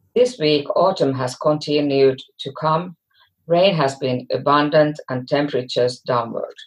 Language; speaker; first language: English; non-native, fluent; Finnish